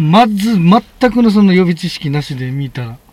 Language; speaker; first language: Japanese; native; Japanese